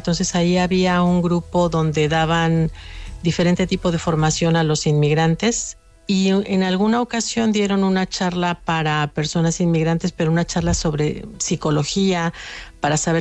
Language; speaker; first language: Spanish; native; Spanish